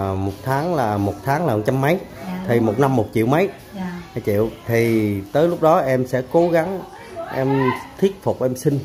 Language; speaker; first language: Vietnamese; native; Vietnamese